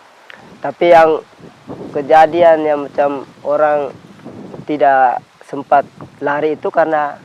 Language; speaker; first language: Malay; non-native, local second language; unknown